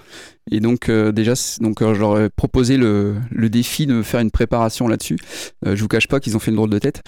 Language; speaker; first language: French; native; French